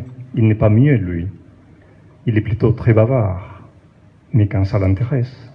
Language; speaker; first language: French; native; French